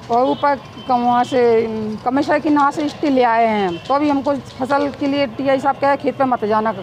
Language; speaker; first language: Hindi; native; Hindi